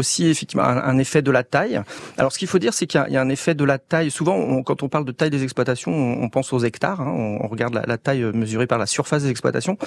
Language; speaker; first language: French; native; French